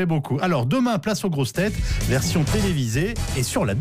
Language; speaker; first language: French; native; French